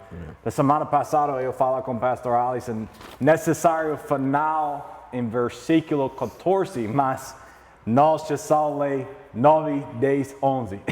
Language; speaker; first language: Portuguese; non-native, learner; English